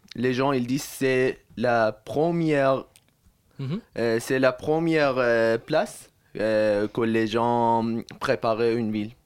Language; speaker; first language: French; non-native, fluent; Persian